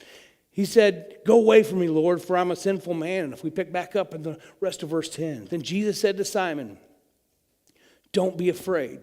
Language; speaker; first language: English; native; English